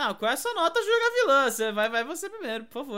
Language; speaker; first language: Portuguese; native; Portuguese